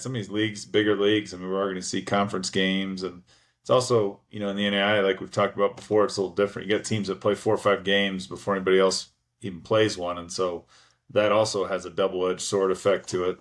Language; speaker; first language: English; native; English